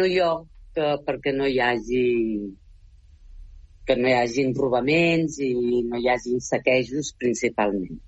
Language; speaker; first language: Catalan; native; Catalan